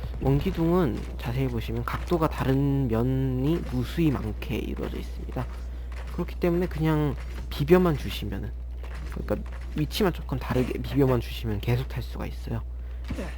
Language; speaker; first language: Korean; native; Korean